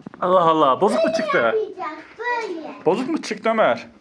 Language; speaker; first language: Turkish; native; Turkish